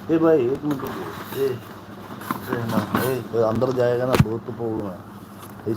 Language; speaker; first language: Hindi; non-native, local second language; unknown